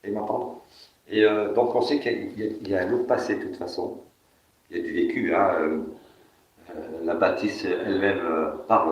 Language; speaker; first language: French; native; French